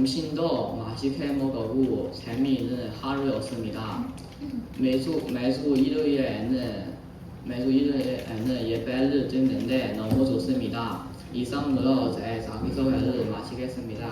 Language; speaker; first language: Korean; non-native, learner; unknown